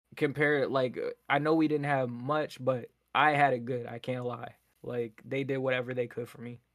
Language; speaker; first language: English; native; English